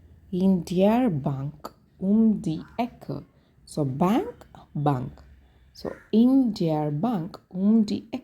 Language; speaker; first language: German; non-native, learner; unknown